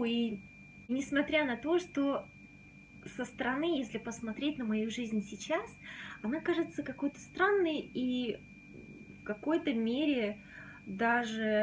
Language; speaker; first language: Russian; native; Russian